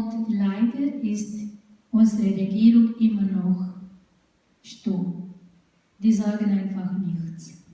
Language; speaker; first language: German; non-native, fluent; Urdu